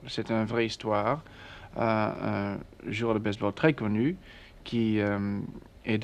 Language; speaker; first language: French; non-native, learner; English